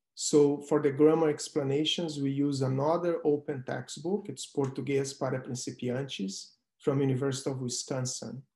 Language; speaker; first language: English; non-native, fluent; Portuguese